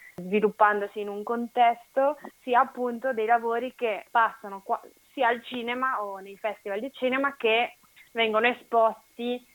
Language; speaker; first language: Italian; native; Italian